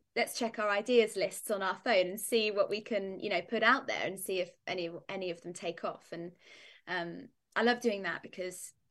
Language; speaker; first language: English; native; English